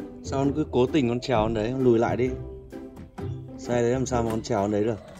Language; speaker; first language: Vietnamese; native; Vietnamese